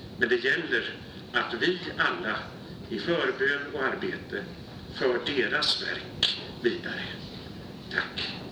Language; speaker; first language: Swedish; native; Swedish